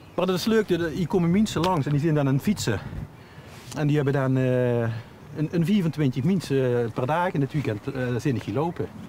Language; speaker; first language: Dutch; native; Dutch